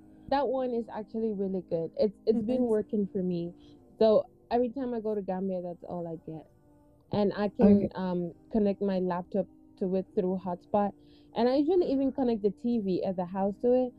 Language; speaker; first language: English; non-native, local second language; Wolof